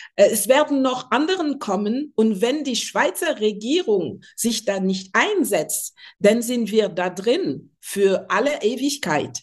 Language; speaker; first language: German; non-native, fluent; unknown